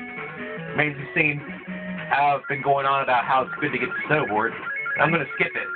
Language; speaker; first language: English; native; English